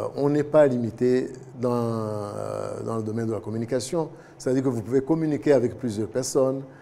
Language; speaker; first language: French; non-native, local second language; Kinyarwanda